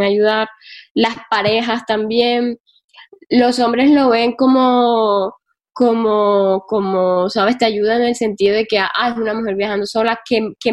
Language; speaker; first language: Spanish; native; Spanish